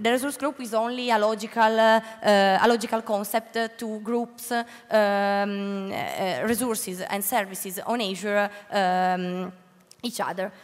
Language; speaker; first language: English; non-native, learner; Italian